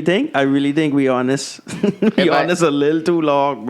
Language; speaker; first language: English; native; English